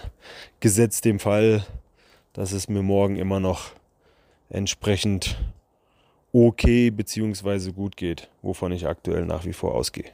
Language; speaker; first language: German; native; German